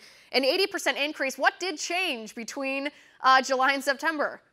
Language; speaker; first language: English; native; English